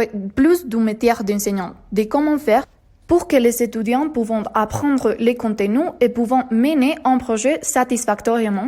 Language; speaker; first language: French; non-native, learner; Spanish